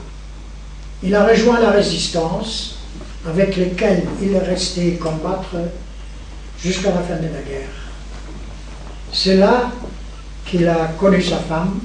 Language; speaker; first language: French; native; French